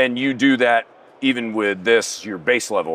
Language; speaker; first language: English; native; English